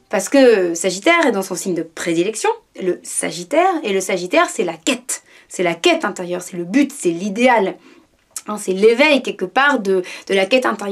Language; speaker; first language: French; native; French